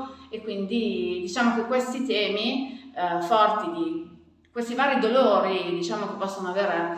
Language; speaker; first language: Italian; native; Italian